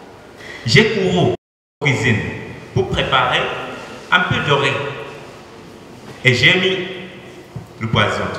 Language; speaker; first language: French; non-native, learner; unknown